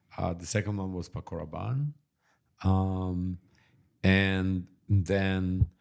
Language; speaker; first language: English; early bilingual, other home language; Russian